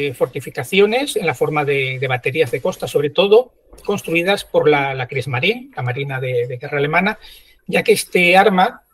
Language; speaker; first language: Spanish; native; Spanish